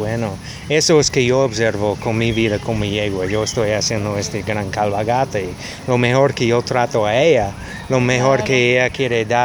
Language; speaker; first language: Spanish; non-native, learner; English